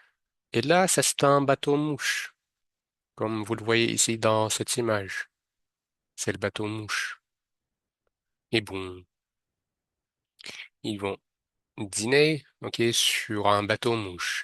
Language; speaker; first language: French; non-native, fluent; Arabic